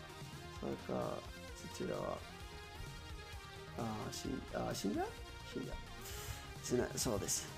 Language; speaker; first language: Japanese; non-native, learner; Spanish